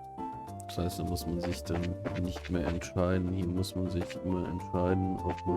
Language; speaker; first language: German; native; German